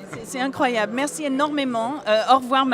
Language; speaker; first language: French; native; French